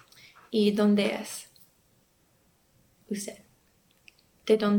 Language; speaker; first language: Spanish; non-native, learner; English